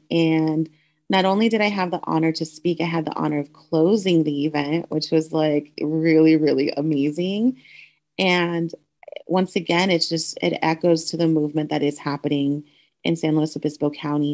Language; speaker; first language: English; early bilingual, other home language; Spanish